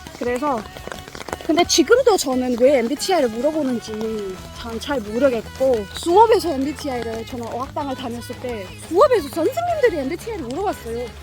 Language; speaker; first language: Korean; non-native, fluent; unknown